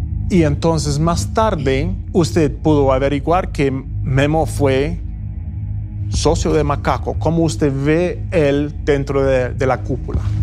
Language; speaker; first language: Spanish; non-native, fluent; English